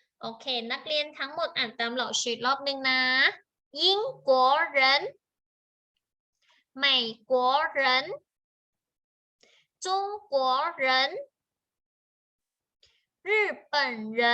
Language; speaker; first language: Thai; native; Thai